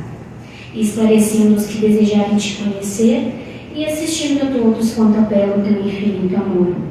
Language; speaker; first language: Portuguese; native; Portuguese